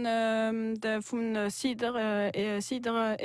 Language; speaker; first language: German; non-native, local second language; French